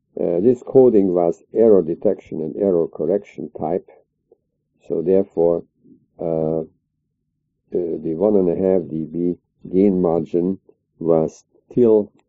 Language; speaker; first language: English; non-native, fluent; Hungarian